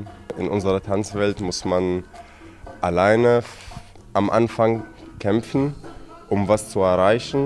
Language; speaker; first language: German; non-native, fluent; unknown